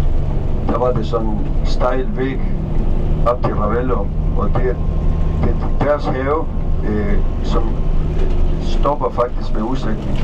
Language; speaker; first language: Danish; non-native, fluent; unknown